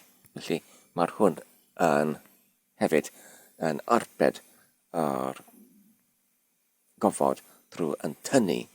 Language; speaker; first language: Welsh; non-native, fluent; English